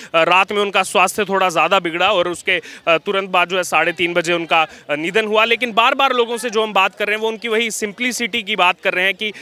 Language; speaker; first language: Hindi; native; Hindi